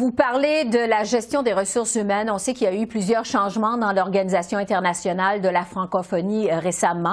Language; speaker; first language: French; native; French